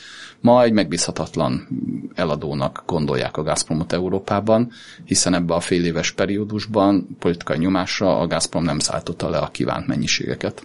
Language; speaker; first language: Hungarian; native; Hungarian